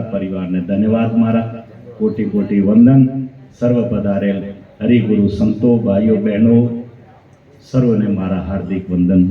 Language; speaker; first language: Gujarati; non-native, local second language; Kachhi